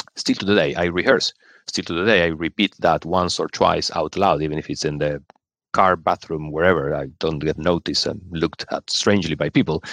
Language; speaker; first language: English; non-native, fluent; Spanish